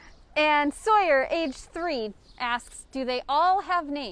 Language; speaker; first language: English; native; English